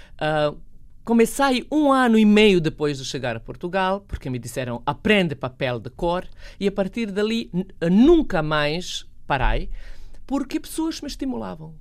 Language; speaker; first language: Portuguese; non-native, fluent; Serbian